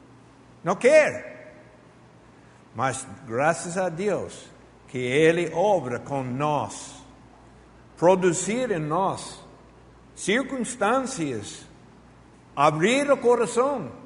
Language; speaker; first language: Portuguese; non-native, fluent; Spanish